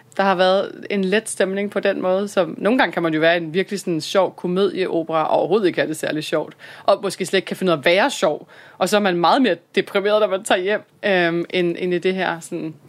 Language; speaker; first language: Danish; native; Danish